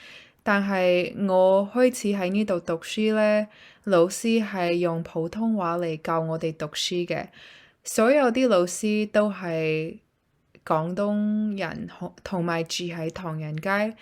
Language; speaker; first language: Cantonese; early bilingual, heritage; Cantonese